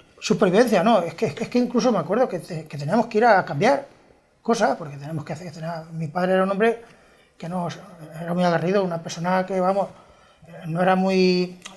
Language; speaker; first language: Spanish; native; Spanish